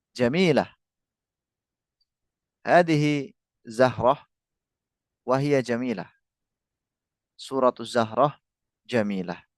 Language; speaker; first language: Arabic; non-native, fluent; Indonesian